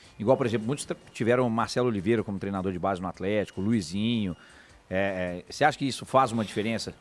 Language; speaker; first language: Portuguese; native; Portuguese